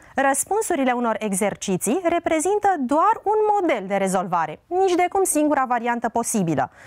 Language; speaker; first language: Romanian; native; Romanian